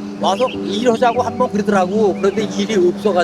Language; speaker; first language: Korean; native; Korean